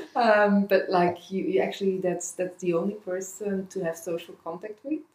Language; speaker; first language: English; non-native, fluent; Dutch